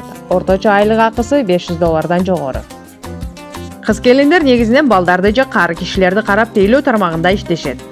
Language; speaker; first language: Kyrgyz; native; Kyrgyz